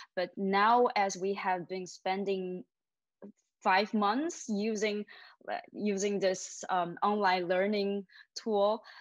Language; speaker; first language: English; non-native, fluent; Chinese